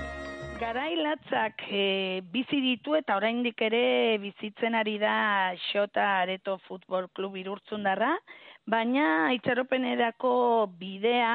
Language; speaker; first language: Basque; native; Basque